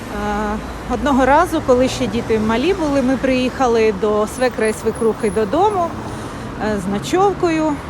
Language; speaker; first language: Ukrainian; native; Ukrainian